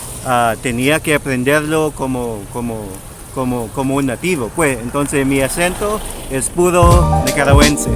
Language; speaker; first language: Spanish; non-native, fluent; Filipino